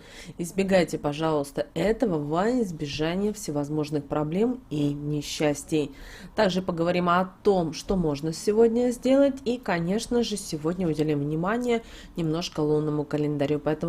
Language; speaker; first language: Russian; native; Russian